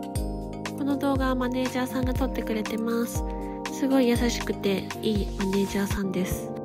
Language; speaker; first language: Japanese; native; Japanese